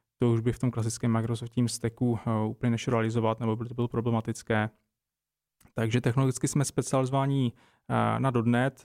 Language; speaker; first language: Czech; native; Czech